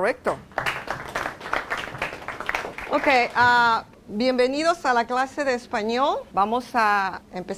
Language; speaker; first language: Spanish; non-native, fluent; English